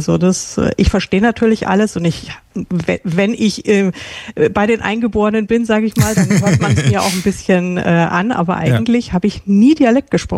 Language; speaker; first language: German; native; German